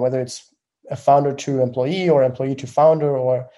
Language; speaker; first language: English; non-native, fluent; German